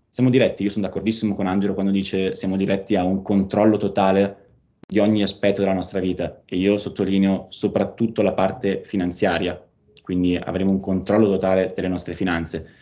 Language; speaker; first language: Italian; native; Italian